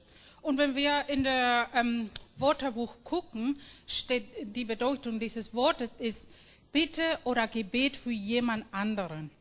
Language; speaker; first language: German; non-native, fluent; Spanish